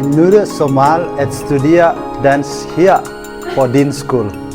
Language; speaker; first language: Danish; non-native, learner; Indonesian